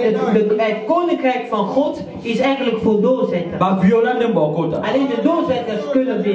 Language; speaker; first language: Dutch; early bilingual, other home language; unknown